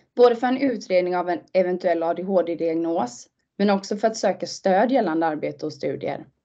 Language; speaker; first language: Swedish; native; Swedish